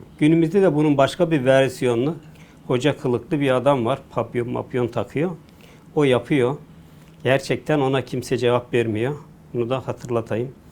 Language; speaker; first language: Turkish; native; Turkish